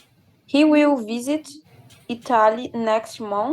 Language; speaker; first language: English; non-native, learner; Portuguese